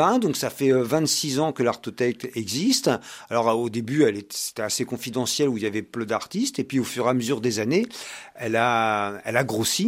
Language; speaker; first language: French; native; French